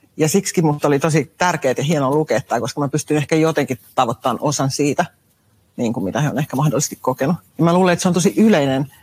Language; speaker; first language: Finnish; native; Finnish